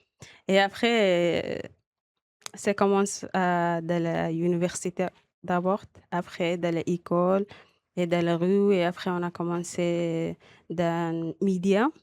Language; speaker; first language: French; non-native, local second language; Arabic